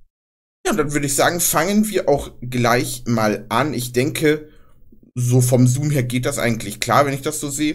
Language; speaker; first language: German; native; German